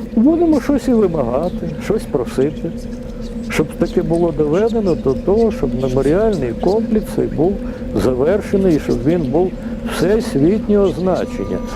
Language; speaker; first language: Ukrainian; non-native, fluent; Russian